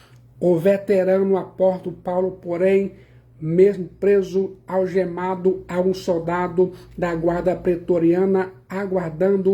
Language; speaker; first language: Portuguese; native; Portuguese